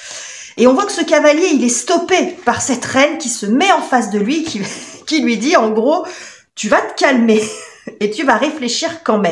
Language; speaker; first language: French; native; French